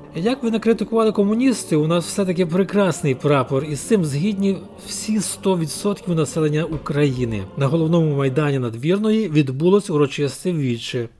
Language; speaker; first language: Ukrainian; native; Ukrainian